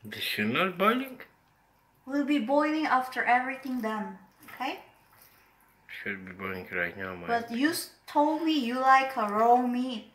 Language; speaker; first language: English; non-native, learner; Indonesian